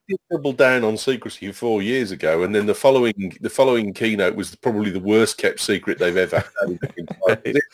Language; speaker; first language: English; native; English